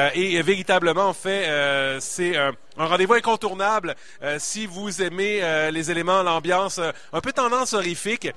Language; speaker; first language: French; native; French